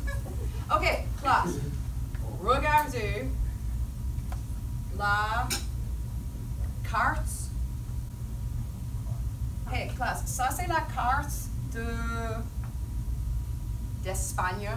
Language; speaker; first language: French; non-native, fluent; English